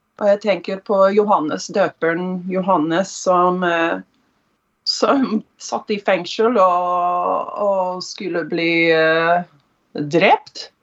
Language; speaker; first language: Norwegian; non-native, fluent; English